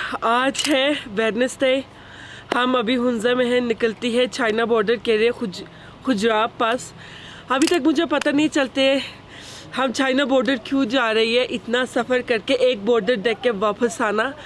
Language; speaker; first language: Hindi; non-native, fluent; Turkish